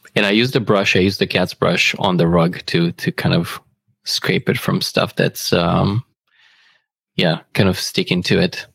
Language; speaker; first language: English; non-native, fluent; Romanian